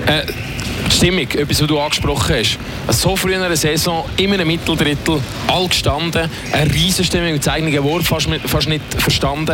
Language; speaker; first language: German; native; German